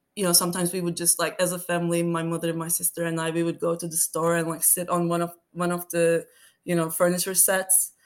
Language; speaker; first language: English; non-native, fluent; Turkish